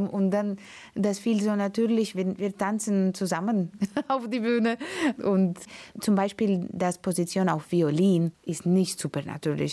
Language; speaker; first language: German; non-native, learner; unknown